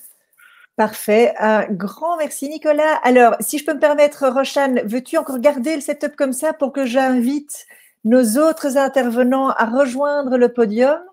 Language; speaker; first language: French; native; French